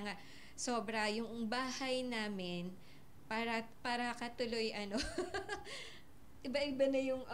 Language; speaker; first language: Filipino; native; Filipino